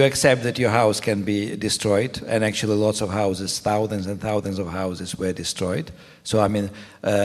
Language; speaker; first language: English; non-native, fluent; Ukrainian